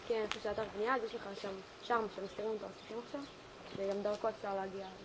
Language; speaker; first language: Hebrew; native; Hebrew